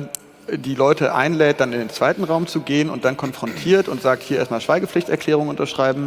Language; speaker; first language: German; native; German